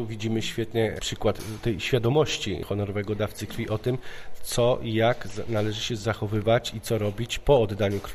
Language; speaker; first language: Polish; native; Polish